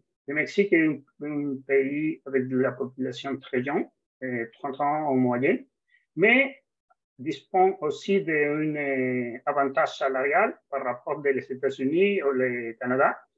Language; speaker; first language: French; non-native, fluent; Spanish